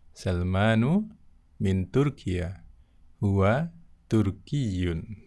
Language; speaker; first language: Arabic; non-native, fluent; Indonesian